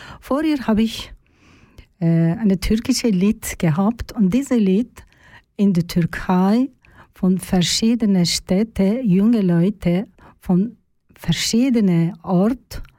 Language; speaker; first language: German; non-native, learner; Turkish